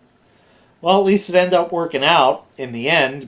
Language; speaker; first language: English; native; English